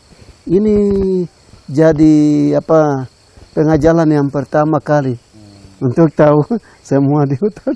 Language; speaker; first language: Indonesian; non-native, local second language; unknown